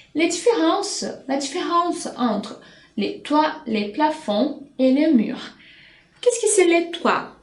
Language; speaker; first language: French; non-native, fluent; Portuguese